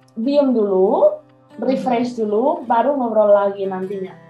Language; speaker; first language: Indonesian; non-native, fluent; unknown